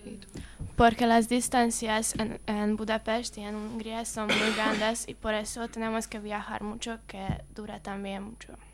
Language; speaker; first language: Spanish; non-native, learner; Hungarian